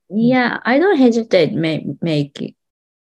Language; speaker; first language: English; non-native, learner; Japanese